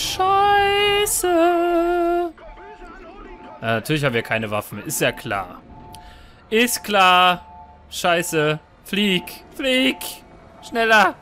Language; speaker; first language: German; native; German